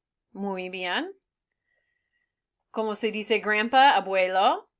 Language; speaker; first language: Spanish; non-native, fluent; English